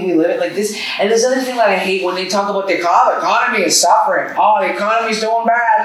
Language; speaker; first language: English; native; English